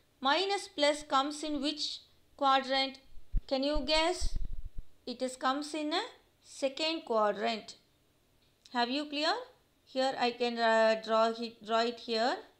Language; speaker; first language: English; non-native, local second language; Tamil